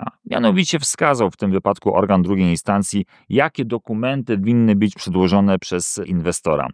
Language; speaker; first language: Polish; native; Polish